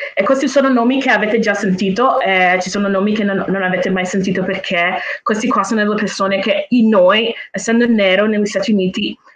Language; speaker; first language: Italian; non-native, fluent; English